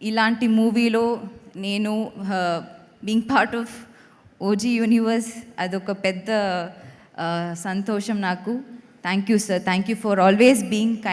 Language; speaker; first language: Telugu; non-native, learner; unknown